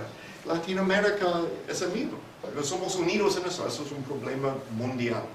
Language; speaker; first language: Spanish; non-native, fluent; English